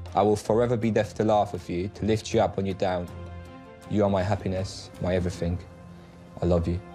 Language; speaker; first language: English; non-native, fluent; Polish